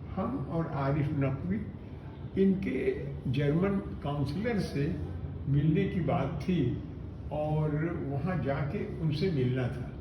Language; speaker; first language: Urdu; native; Urdu